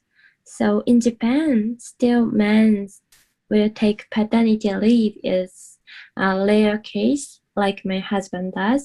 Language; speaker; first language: English; non-native, learner; Japanese